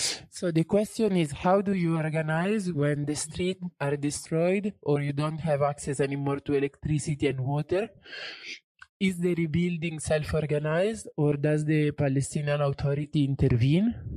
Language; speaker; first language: English; non-native, fluent; Italian